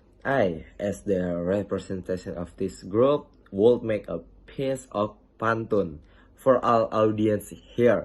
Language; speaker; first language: English; non-native, learner; Indonesian